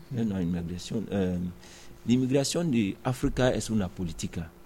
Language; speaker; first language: Spanish; non-native, learner; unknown